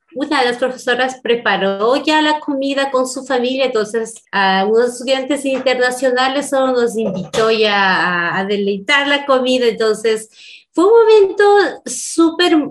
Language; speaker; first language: Spanish; non-native, local second language; Quechua